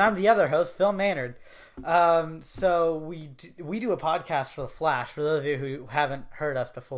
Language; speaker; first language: English; native; English